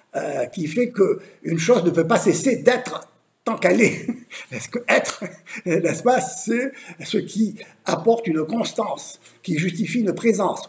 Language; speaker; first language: French; native; French